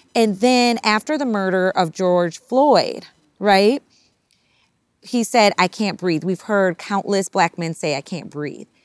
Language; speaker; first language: English; native; English